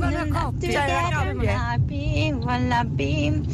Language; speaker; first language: Italian; native; Italian